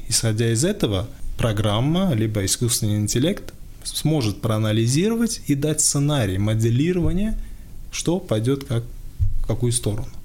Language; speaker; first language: Russian; non-native, local second language; Tajik